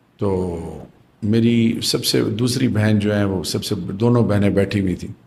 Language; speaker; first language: Urdu; non-native, local second language; Pashto